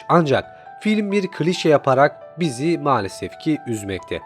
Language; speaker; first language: Turkish; native; Turkish